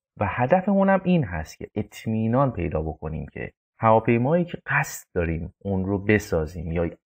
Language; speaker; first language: Persian; native; Persian